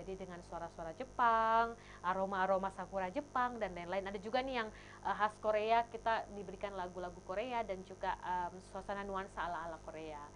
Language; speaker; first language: Indonesian; native; Indonesian